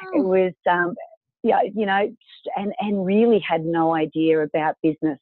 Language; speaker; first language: English; native; English